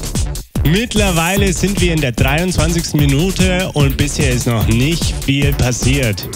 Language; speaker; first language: German; native; German